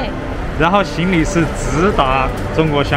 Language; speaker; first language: Chinese; native; Chinese